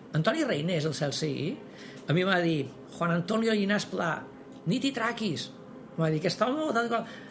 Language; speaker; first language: Catalan; native; Catalan